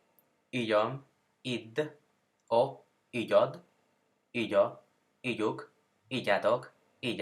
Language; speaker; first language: Hungarian; non-native, learner; Spanish